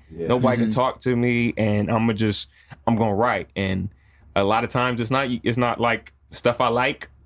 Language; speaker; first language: English; native; English